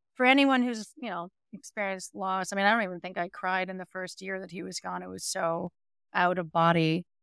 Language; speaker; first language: English; native; English